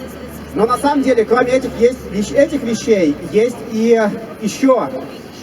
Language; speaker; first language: Russian; native; Russian